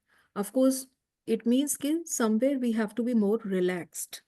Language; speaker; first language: Hindi; native; Hindi